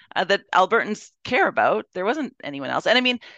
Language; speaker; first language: English; native; English